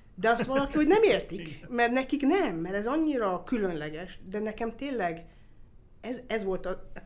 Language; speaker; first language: Hungarian; early bilingual, heritage; Hungarian